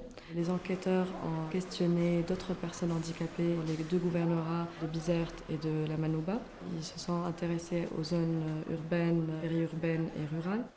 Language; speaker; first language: French; non-native, local second language; Arabic